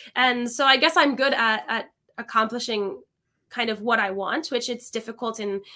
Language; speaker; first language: English; native; English